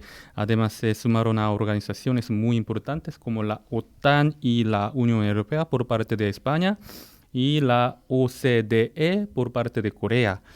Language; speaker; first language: Spanish; non-native, fluent; Korean